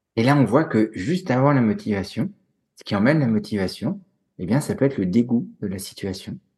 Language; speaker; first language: French; native; French